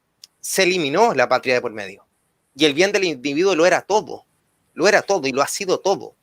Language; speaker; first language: Spanish; native; Spanish